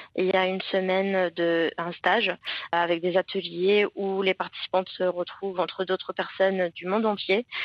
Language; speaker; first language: French; non-native, fluent; English